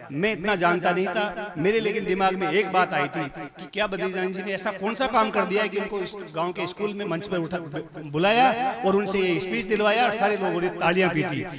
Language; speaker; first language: Hindi; native; Hindi